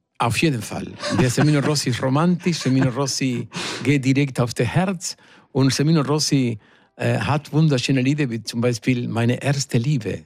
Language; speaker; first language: German; non-native, fluent; Spanish